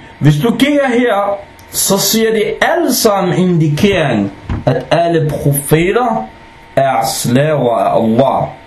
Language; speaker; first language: Danish; non-native, fluent; Arabic